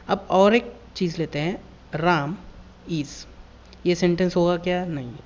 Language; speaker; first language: Hindi; non-native, local second language; Marathi